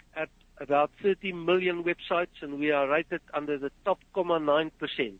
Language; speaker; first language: English; non-native, fluent; Afrikaans